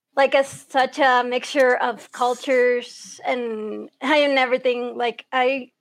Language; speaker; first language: English; early bilingual, other home language; Spanish